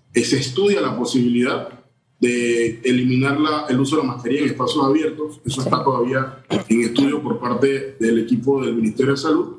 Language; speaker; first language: Spanish; native; Spanish